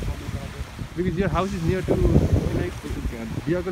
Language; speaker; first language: English; non-native, learner; Nepali